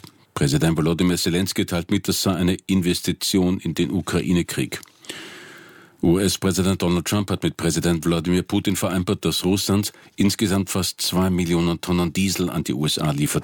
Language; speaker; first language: German; native; German